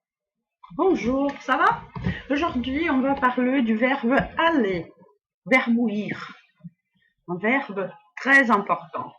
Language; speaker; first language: French; non-native, fluent; Portuguese